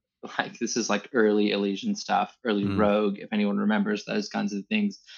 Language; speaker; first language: English; native; English